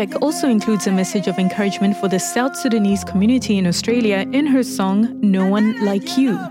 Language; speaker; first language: English; non-native, local second language; Shona